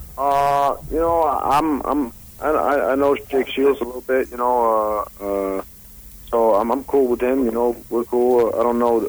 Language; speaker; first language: English; non-native, fluent; Danish